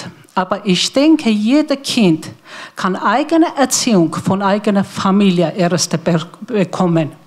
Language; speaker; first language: German; non-native, learner; Armenian